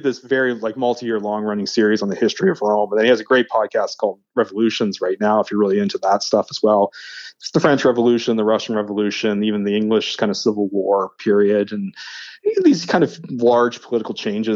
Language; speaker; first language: English; native; English